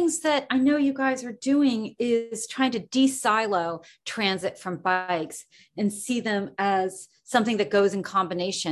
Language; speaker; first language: English; native; English